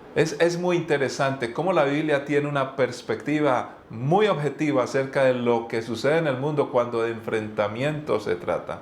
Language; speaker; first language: Spanish; native; Spanish